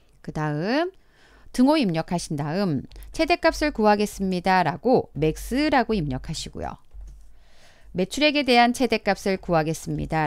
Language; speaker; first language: Korean; native; Korean